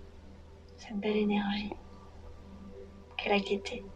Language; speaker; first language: French; native; French